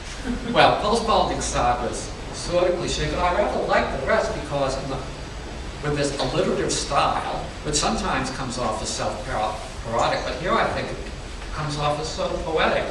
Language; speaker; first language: English; native; English